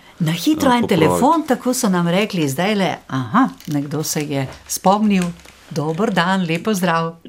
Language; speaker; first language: Slovenian; native; Slovenian